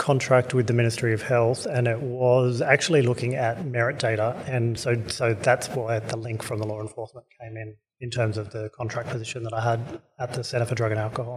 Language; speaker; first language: English; native; English